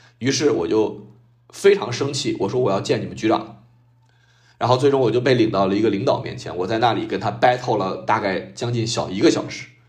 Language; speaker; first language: Chinese; native; Chinese